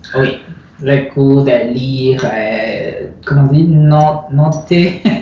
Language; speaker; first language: French; non-native, learner; Chinese